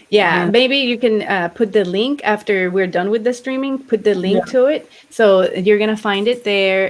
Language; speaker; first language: English; native; English